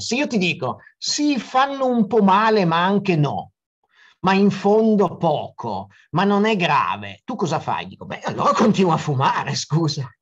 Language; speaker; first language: Italian; native; Italian